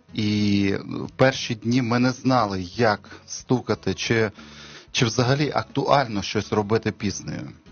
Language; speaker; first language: Ukrainian; native; Ukrainian